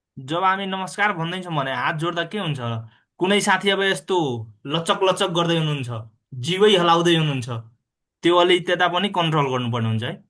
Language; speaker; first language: Nepali; non-native, local second language; Bhojpuri